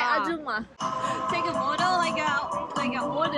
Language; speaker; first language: English; non-native, learner; Thai